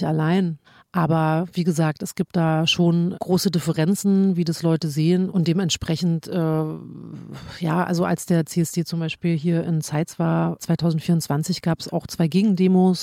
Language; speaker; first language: German; native; German